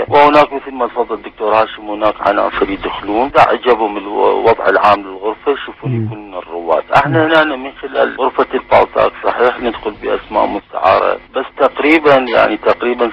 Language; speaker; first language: Arabic; native; Arabic